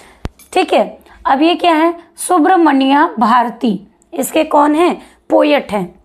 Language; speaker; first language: Hindi; native; Hindi